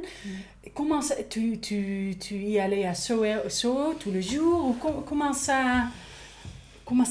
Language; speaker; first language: French; non-native, learner; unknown